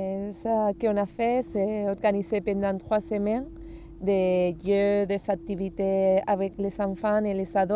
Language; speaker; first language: French; non-native, learner; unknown